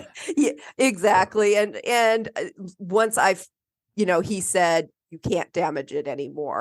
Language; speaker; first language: English; native; English